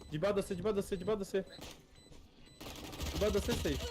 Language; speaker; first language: Portuguese; native; Portuguese